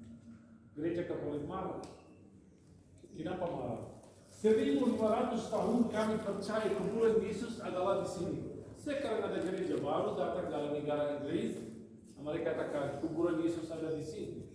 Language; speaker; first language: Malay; non-native, fluent; Arabic